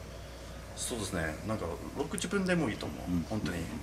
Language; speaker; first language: Japanese; non-native, fluent; English